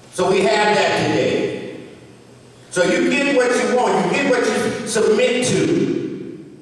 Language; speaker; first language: English; native; English